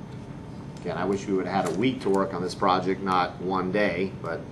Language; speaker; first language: English; native; English